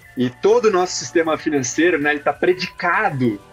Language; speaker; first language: Portuguese; native; Portuguese